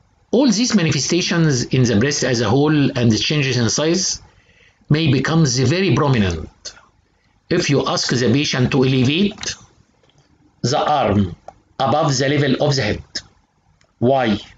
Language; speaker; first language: English; non-native, fluent; Arabic